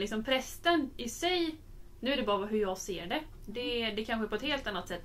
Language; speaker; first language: Swedish; native; Swedish